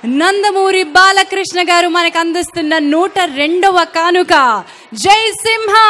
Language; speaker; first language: Telugu; native; Telugu